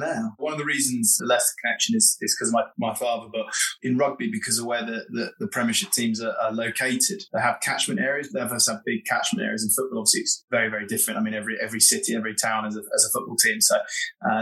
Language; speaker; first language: English; native; English